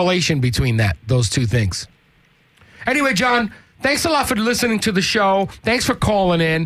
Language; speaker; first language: English; native; English